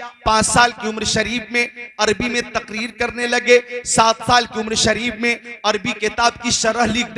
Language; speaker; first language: Hindi; native; Hindi